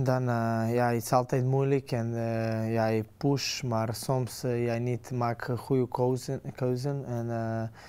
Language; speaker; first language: Dutch; non-native, learner; Serbian